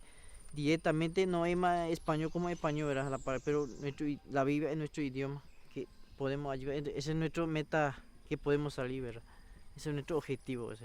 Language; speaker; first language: Spanish; non-native, local second language; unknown